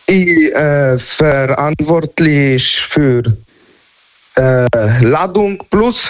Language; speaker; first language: German; non-native, learner; Polish